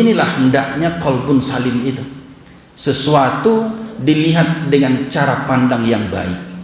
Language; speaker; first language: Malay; non-native, local second language; Minangkabau